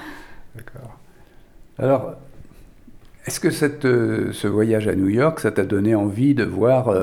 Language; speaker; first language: French; native; French